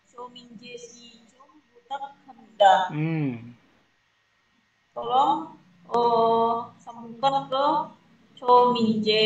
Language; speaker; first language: Korean; non-native, learner; Indonesian